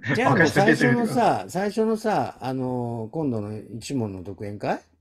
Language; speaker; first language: Japanese; native; Japanese